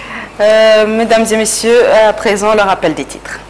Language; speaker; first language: French; non-native, local second language; Arabic